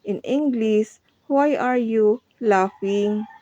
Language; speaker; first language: English; non-native, local second language; Filipino